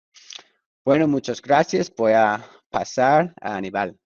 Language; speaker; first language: Spanish; non-native, fluent; English